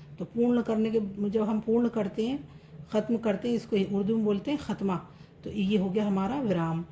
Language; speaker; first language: Hindi; native; Hindi